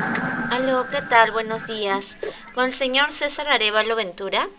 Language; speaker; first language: Spanish; native; Spanish